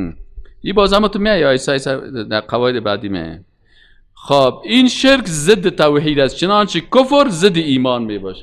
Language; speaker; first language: Persian; native; Persian